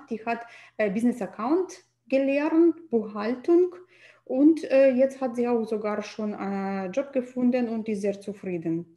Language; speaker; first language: German; non-native, fluent; Russian